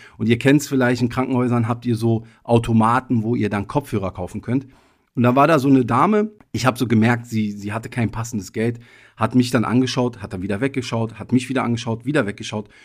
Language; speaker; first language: German; early bilingual, other home language; Italian